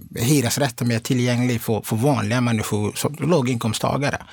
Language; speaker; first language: Swedish; non-native, fluent; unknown